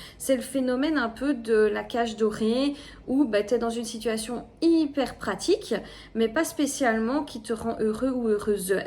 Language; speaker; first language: French; native; French